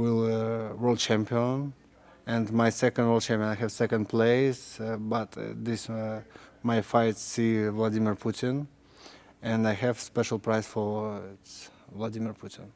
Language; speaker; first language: English; non-native, learner; Russian